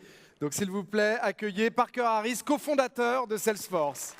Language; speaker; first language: French; native; French